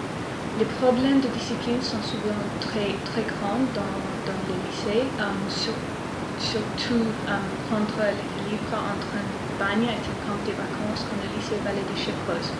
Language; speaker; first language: French; non-native, learner; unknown